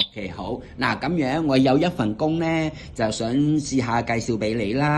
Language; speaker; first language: Cantonese; native; Cantonese